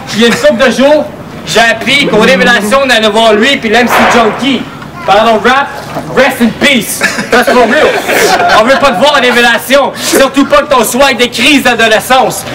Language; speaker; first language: French; native; French